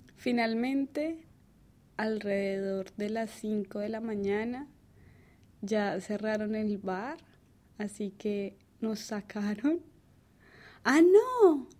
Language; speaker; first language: Spanish; native; Spanish